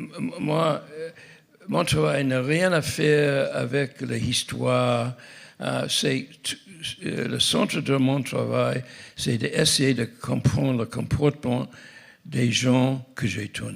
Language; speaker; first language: French; non-native, fluent; English